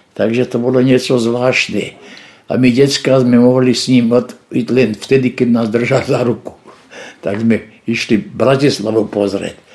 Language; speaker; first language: Slovak; non-native, local second language; Hungarian